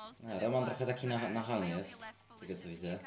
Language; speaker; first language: Polish; native; Polish